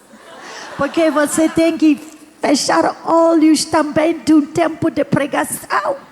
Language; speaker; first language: Portuguese; non-native, learner; English